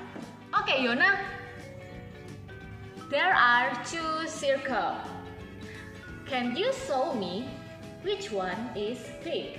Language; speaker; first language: English; non-native, local second language; Indonesian